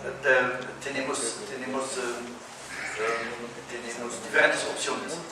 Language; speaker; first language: Spanish; non-native, fluent; German